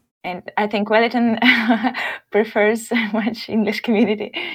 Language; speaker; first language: English; non-native, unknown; Russian